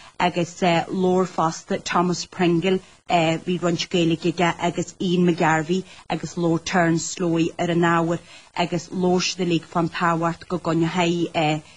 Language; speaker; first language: Irish; native; Irish